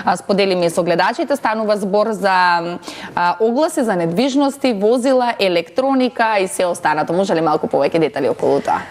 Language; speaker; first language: Macedonian; native; Macedonian